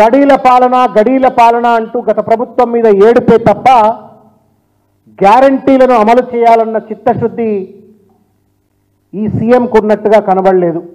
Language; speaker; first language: Telugu; native; Telugu